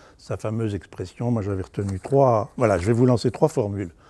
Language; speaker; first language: French; native; French